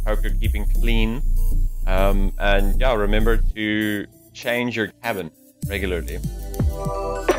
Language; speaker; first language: English; non-native, local second language; Afrikaans